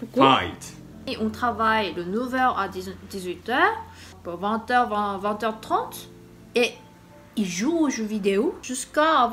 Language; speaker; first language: French; non-native, fluent; Korean